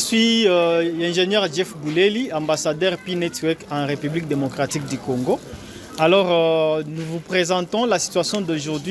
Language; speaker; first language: French; non-native, local second language; Swahili